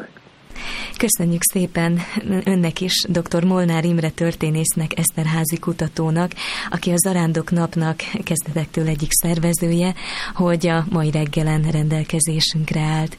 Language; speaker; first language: Hungarian; native; Hungarian